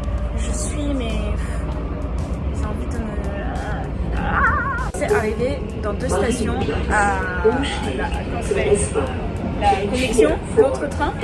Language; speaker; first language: French; native; French